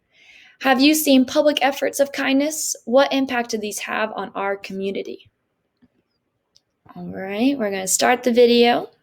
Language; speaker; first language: English; native; English